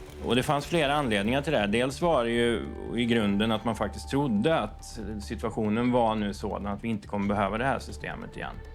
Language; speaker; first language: Swedish; native; Swedish